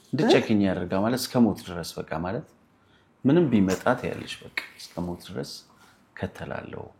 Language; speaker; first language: Amharic; native; Amharic